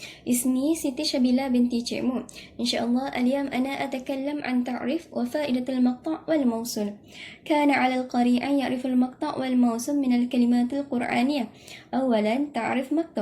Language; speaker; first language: Arabic; non-native, learner; Malay